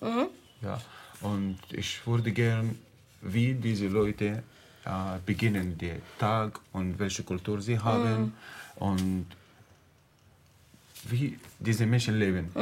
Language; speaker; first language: German; non-native, learner; Arabic